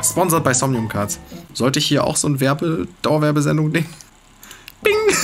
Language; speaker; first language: German; native; German